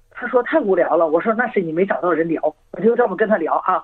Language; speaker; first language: Chinese; native; Chinese